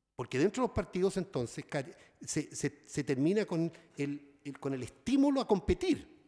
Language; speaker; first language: Spanish; native; Spanish